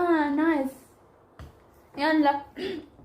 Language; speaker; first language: Arabic; non-native, learner; Oromo